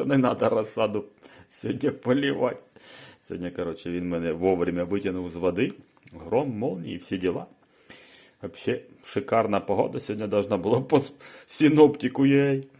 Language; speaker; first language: Ukrainian; non-native, local second language; Russian